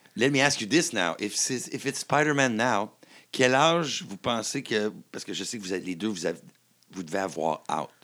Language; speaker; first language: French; native; French